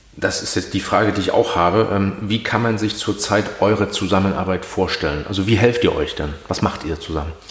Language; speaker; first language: German; native; German